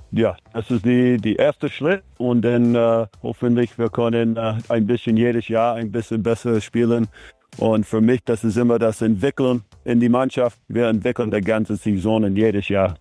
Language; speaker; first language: German; non-native, learner; English